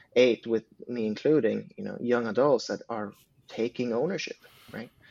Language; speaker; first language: English; non-native, fluent; Swedish